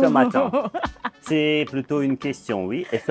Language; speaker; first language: French; non-native, fluent; Russian